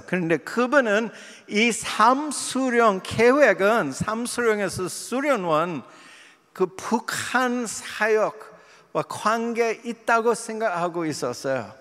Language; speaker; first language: Korean; non-native, fluent; English